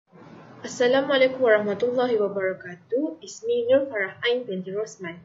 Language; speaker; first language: Arabic; non-native, learner; Malay